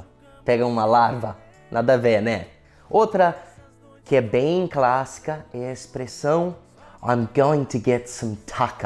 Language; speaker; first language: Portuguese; non-native, fluent; English